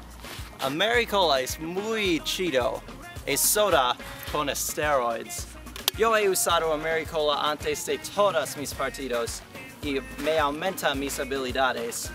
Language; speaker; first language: Spanish; non-native, learner; English